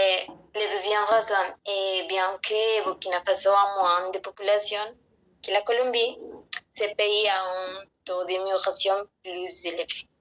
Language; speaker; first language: French; non-native, learner; Spanish